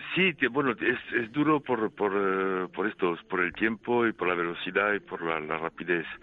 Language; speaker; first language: Spanish; non-native, fluent; French